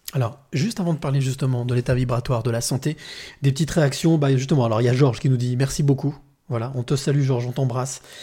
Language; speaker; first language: French; native; French